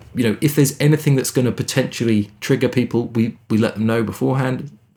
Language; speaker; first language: English; native; English